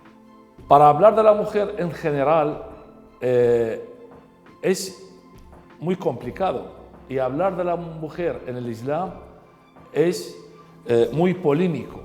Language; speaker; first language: Spanish; non-native, fluent; Arabic